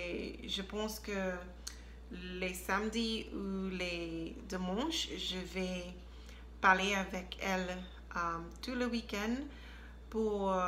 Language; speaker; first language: French; non-native, learner; English